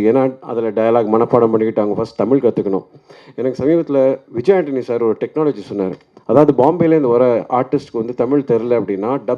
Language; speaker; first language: Tamil; native; Tamil